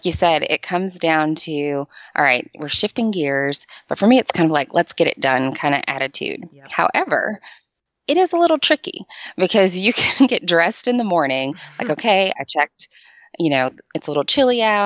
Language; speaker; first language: English; native; English